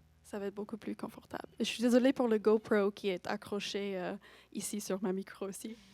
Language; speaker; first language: French; non-native, fluent; English